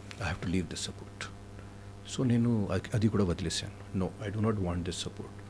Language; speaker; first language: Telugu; non-native, fluent; Hindi